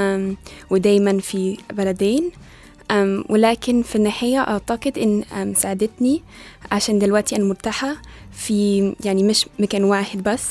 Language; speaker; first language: Arabic; non-native, learner; English